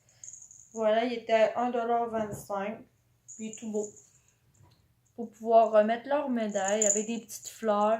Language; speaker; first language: French; native; French